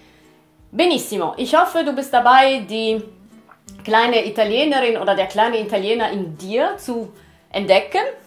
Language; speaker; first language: German; non-native, fluent; Italian